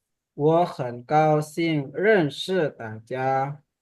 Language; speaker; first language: Chinese; non-native, fluent; Indonesian